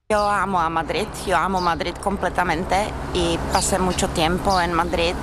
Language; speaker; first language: Spanish; non-native, fluent; Czech